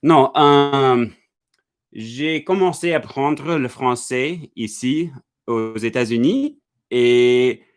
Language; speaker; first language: French; non-native, learner; English